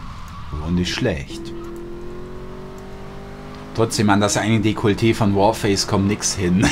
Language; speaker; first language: German; native; German